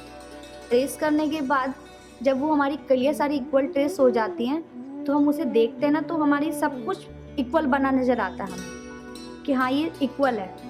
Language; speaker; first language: Hindi; native; Hindi